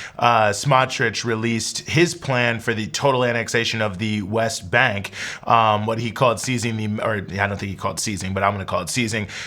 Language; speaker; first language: English; native; English